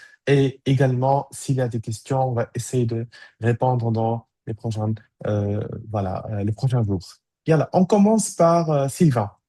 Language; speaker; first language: French; native; French